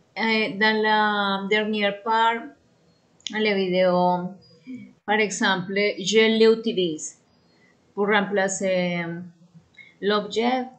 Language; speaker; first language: French; non-native, learner; Spanish